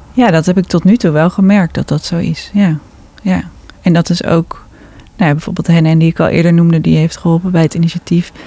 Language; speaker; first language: Dutch; native; Dutch